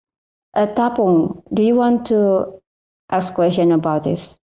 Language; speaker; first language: English; non-native, learner; Indonesian